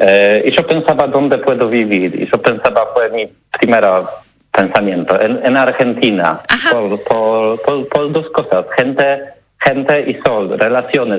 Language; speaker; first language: Spanish; non-native, learner; Polish